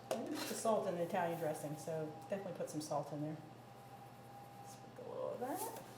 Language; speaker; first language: English; native; English